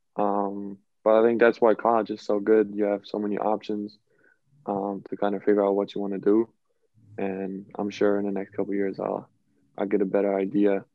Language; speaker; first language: English; non-native, fluent; German